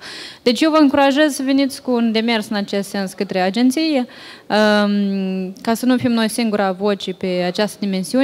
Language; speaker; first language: Romanian; native; Romanian